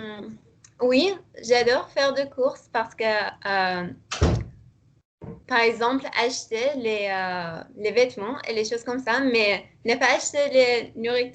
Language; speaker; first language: French; non-native, learner; Persian